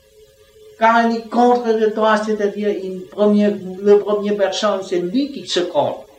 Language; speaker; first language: French; non-native, learner; Vietnamese